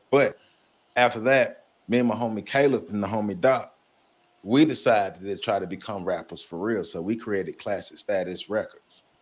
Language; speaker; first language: English; native; English